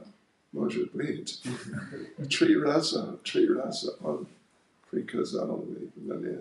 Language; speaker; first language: Russian; non-native, learner; English